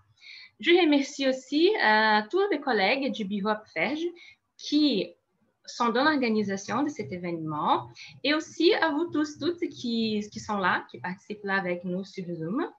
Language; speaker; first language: French; non-native, fluent; Portuguese